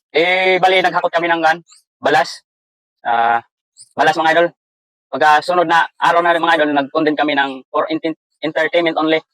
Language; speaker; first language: Filipino; non-native, local second language; Cebuano